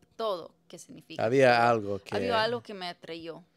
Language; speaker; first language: Spanish; early bilingual, heritage; Spanish